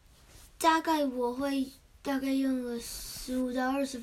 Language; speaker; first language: Chinese; early bilingual, heritage; Chinese